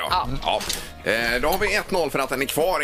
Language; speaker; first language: Swedish; native; Swedish